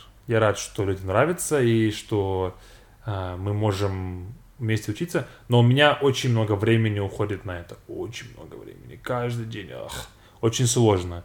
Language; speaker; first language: Russian; non-native, fluent; English